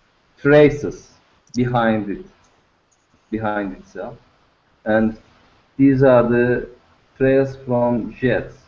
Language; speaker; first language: English; non-native, learner; Turkish